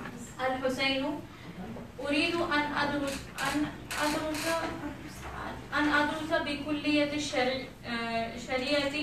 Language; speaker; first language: Arabic; non-native, learner; Urdu